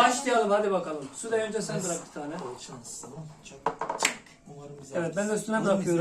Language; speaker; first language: Turkish; native; Turkish